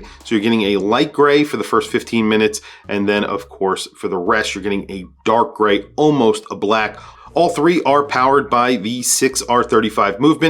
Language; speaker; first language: English; native; English